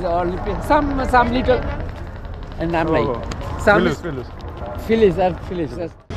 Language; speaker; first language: English; non-native, learner; Bangla